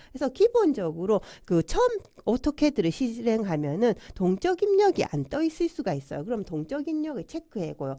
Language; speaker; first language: Korean; native; Korean